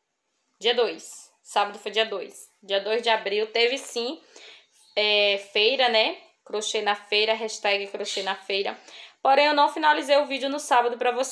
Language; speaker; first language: Portuguese; native; Portuguese